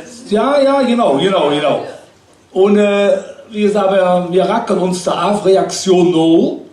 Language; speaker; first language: German; native; German